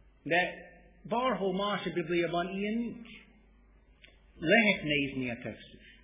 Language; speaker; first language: Hungarian; non-native, fluent; English